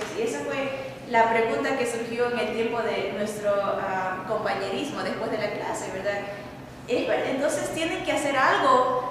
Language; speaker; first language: Spanish; native; Spanish